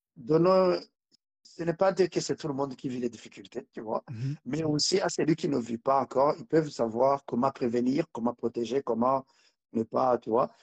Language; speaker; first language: French; non-native, local second language; Rundi